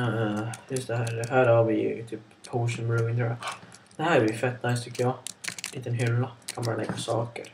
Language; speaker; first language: Swedish; native; Swedish